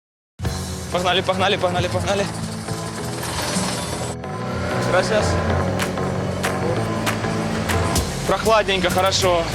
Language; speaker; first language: Russian; native; Russian